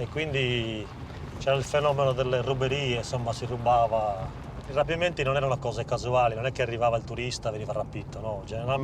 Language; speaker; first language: Italian; native; Italian